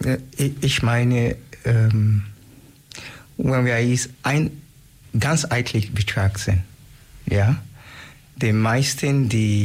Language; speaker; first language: German; non-native, learner; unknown